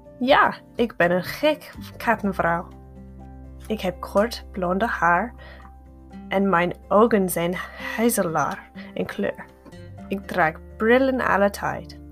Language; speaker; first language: Dutch; non-native, learner; English